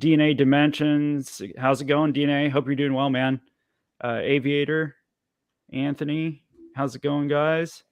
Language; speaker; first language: English; native; English